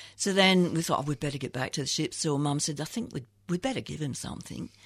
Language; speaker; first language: English; native; English